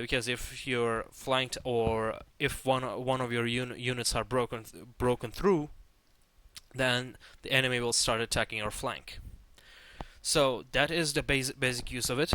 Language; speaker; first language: English; non-native, fluent; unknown